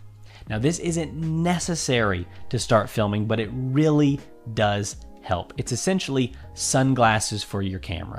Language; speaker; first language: English; native; English